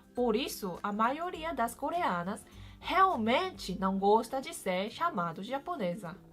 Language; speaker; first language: Portuguese; non-native, fluent; Korean